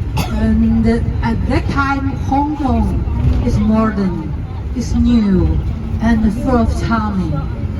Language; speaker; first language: English; non-native, learner; Chinese